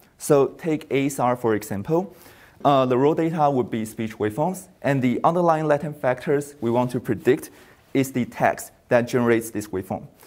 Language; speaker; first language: English; non-native, fluent; Chinese